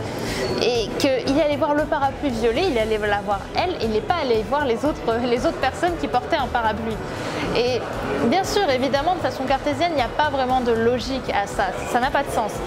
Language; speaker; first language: French; native; French